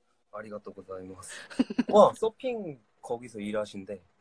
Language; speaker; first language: Japanese; non-native, learner; Korean